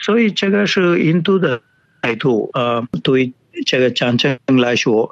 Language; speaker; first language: Chinese; non-native, fluent; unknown